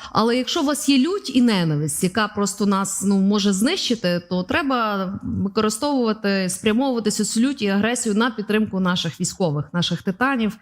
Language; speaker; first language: Ukrainian; native; Ukrainian